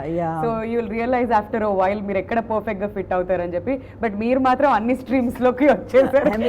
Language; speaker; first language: Telugu; native; Telugu